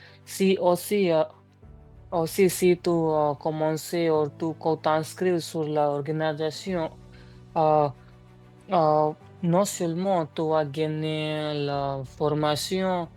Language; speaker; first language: French; non-native, learner; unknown